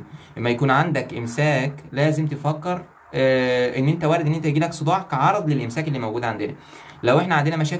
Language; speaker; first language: Arabic; native; Arabic